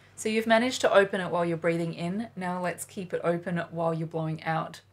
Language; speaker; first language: English; native; English